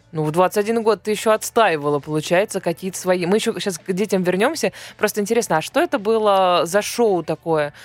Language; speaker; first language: Russian; native; Russian